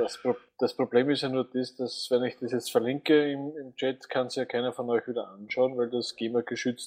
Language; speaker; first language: German; native; German